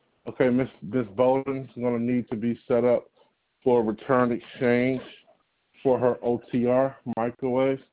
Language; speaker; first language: English; native; English